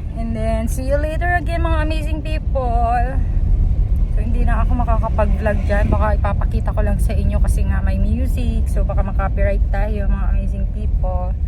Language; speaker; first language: Filipino; non-native, local second language; Iloko